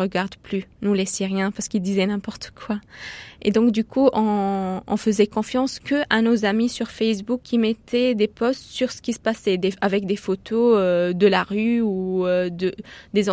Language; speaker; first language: French; non-native, fluent; Arabic